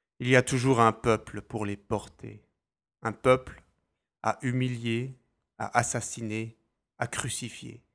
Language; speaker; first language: French; native; French